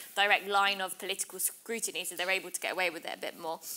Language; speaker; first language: English; native; English